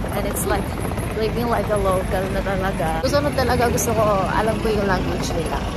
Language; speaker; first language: Filipino; native; Filipino